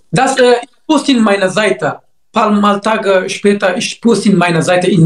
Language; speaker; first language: German; non-native, learner; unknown